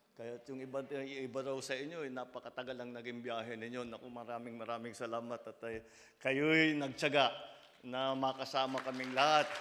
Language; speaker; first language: Filipino; native; Filipino